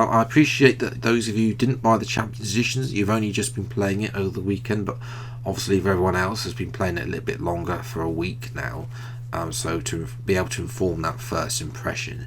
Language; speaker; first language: English; native; English